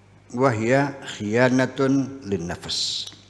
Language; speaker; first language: Arabic; non-native, fluent; Javanese